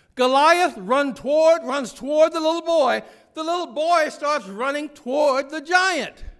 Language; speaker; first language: English; native; English